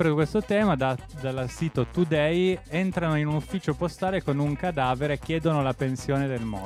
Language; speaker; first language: Italian; native; Italian